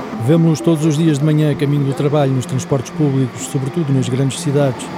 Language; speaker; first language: Portuguese; native; Portuguese